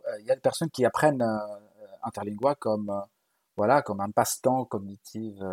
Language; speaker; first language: French; non-native, fluent; Galician